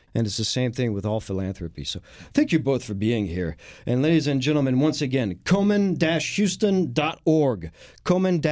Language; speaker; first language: English; non-native, fluent; French